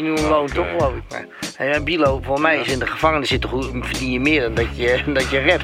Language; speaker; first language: Dutch; native; Dutch